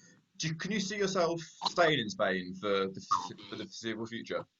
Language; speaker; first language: English; native; English